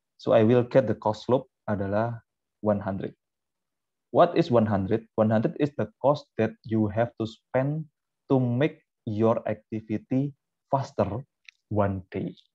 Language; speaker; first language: English; non-native, fluent; Indonesian